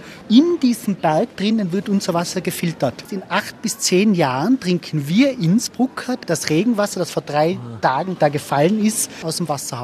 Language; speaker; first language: German; native; German